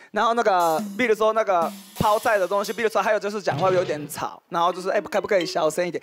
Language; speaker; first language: Chinese; non-native, fluent; Korean